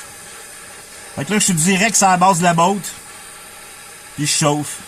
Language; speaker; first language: French; native; French